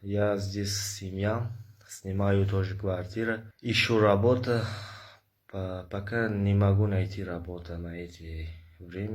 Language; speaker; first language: Russian; non-native, learner; Tajik